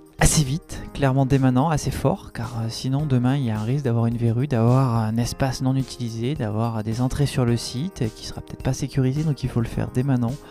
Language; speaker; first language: French; native; French